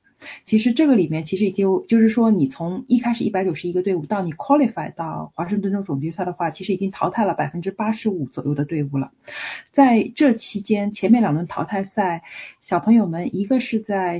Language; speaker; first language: Chinese; native; Chinese